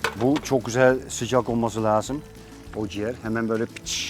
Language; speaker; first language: Turkish; non-native, fluent; Dutch